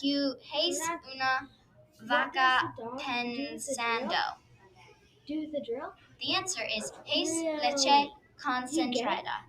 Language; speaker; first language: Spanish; non-native, learner; English